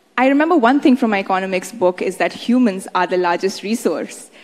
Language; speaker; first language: English; non-native, local second language; Hindi